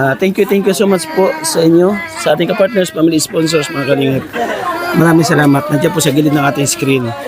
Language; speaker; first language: Filipino; non-native, local second language; Cebuano